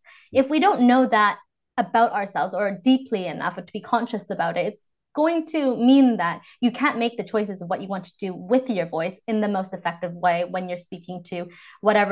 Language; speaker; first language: English; native; English